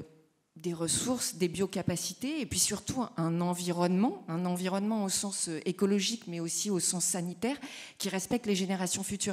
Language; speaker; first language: French; native; French